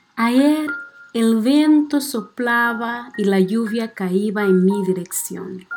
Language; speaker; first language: Spanish; non-native, fluent; Portuguese